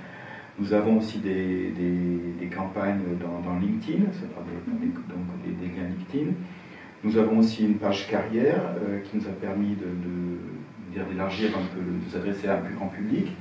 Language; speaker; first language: French; native; French